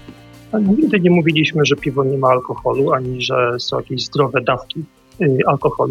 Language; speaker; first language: Polish; native; Polish